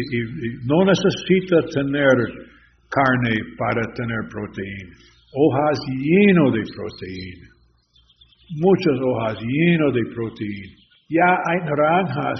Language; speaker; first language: Spanish; non-native, learner; English